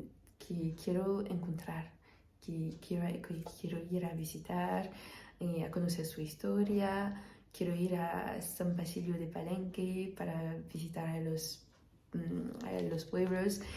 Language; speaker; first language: Spanish; non-native, fluent; French